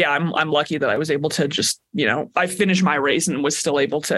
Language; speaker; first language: English; native; English